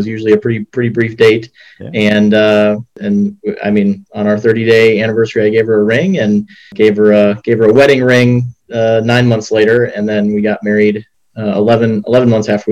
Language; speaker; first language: English; native; English